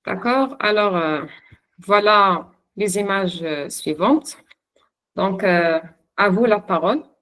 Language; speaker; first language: French; non-native, local second language; Arabic